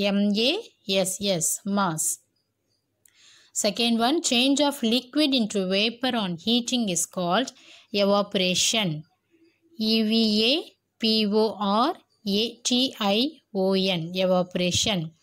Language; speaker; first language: English; non-native, local second language; Tamil